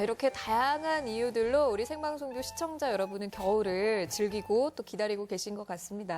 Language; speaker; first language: Korean; native; Korean